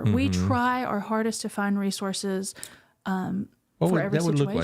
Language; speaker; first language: English; native; English